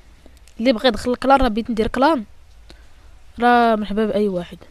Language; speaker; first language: Arabic; native; Arabic